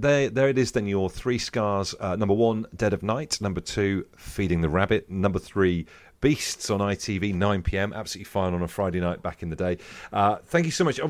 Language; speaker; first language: English; native; English